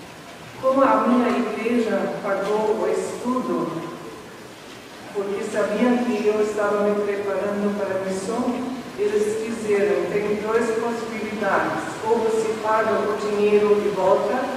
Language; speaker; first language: Portuguese; non-native, fluent; German